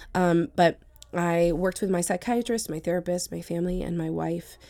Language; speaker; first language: English; native; English